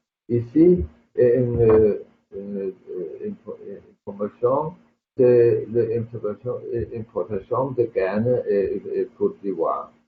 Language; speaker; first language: French; non-native, fluent; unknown